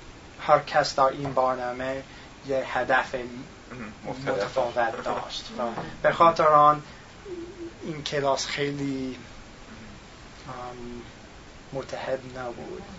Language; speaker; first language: Persian; non-native, learner; English